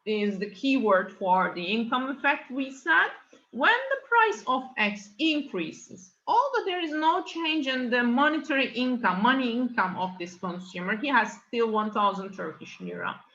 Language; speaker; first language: English; non-native, fluent; Turkish